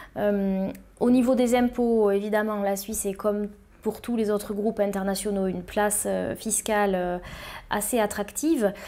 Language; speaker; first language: French; native; French